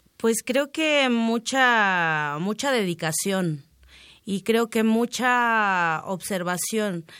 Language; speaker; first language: Spanish; native; Spanish